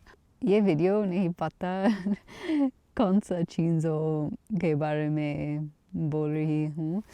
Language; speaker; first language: Hindi; non-native, learner; English